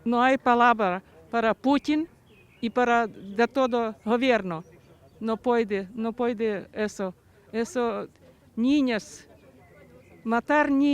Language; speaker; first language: Spanish; non-native, learner; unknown